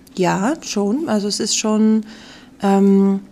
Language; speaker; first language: German; native; German